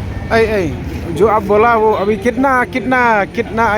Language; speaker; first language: Hindi; non-native, local second language; Khasi